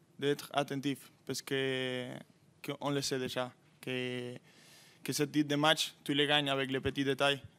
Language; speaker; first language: French; non-native, fluent; Spanish